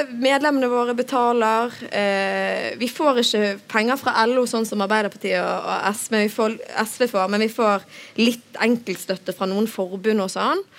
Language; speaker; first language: Norwegian; native; Norwegian